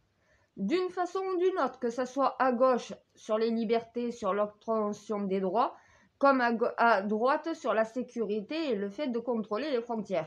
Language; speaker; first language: French; native; French